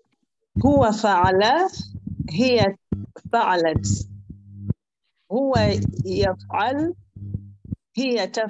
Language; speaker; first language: Arabic; non-native, learner; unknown